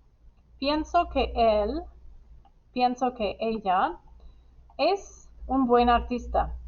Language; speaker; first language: Spanish; non-native, fluent; English